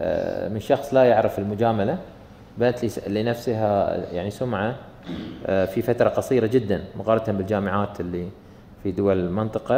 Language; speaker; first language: Arabic; native; Arabic